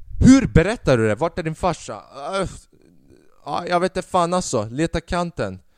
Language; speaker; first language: Swedish; early bilingual, other home language; Albanian